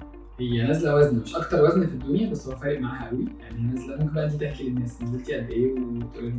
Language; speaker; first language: Arabic; native; Arabic